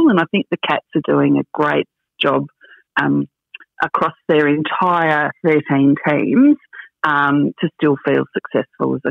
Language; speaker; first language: English; native; English